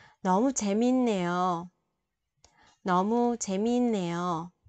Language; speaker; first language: Korean; non-native, fluent; Vietnamese